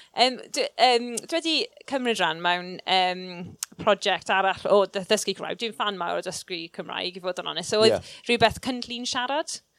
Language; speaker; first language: Welsh; non-native, local second language; English